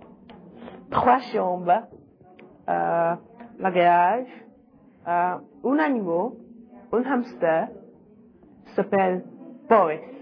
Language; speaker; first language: French; non-native, learner; English